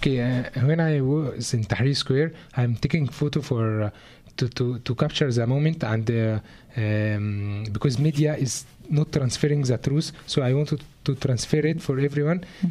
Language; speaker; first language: English; non-native, learner; Arabic